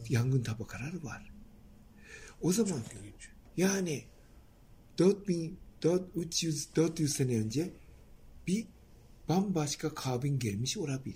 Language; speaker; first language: Turkish; non-native, fluent; Japanese